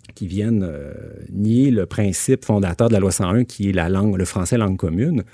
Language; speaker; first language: French; native; French